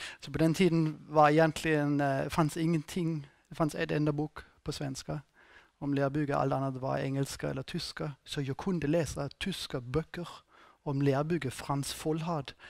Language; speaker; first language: Swedish; non-native, fluent; German